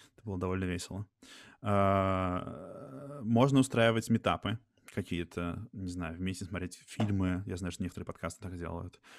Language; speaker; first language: Russian; native; Russian